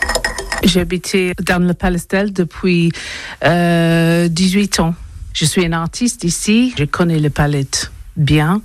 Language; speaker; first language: French; non-native, learner; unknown